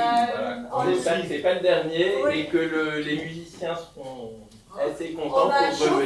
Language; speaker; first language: French; native; French